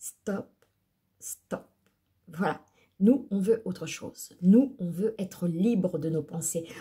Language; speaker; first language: French; native; French